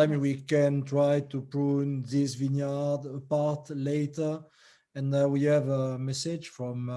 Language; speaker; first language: English; non-native, learner; French